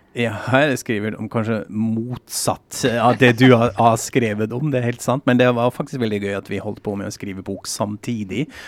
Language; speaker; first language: Norwegian; non-native, fluent; German